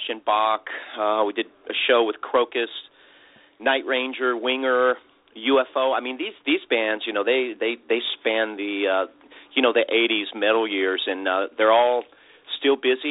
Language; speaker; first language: English; native; English